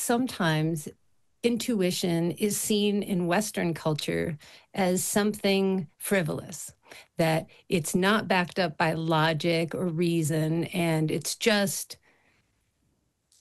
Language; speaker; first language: English; native; English